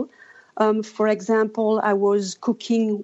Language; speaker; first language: English; non-native, fluent; French